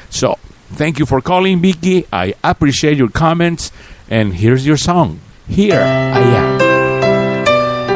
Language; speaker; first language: English; early bilingual, other home language; Spanish